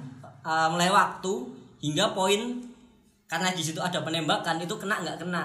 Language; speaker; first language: Indonesian; native; Indonesian